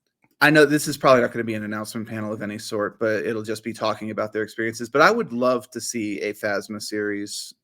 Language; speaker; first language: English; native; English